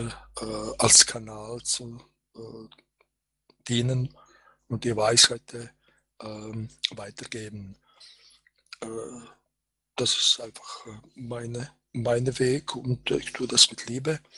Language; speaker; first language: German; non-native, fluent; Croatian